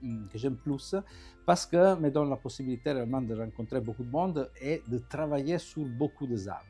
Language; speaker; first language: French; non-native, fluent; Italian